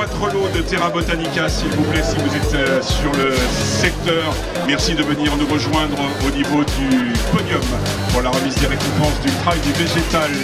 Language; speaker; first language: French; native; French